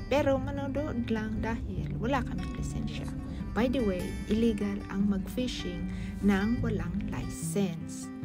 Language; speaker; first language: Filipino; native; Filipino